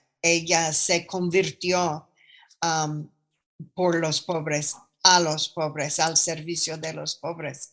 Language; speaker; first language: Spanish; non-native, fluent; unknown